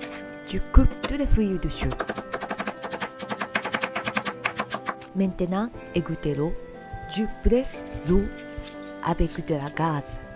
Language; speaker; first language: French; non-native, learner; Japanese